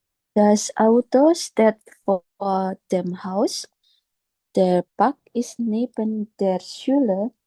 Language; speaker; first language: German; non-native, learner; Indonesian